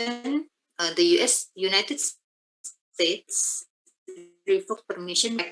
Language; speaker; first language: English; non-native, fluent; Indonesian